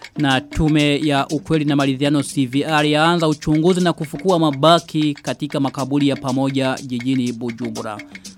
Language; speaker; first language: Swahili; non-native, local second language; Rundi